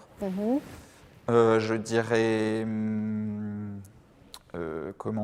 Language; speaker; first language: French; native; French